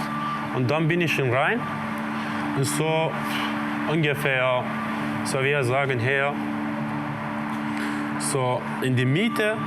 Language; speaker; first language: German; non-native, learner; Kurdish